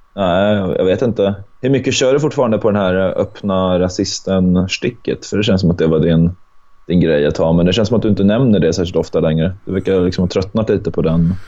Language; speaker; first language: Swedish; native; Swedish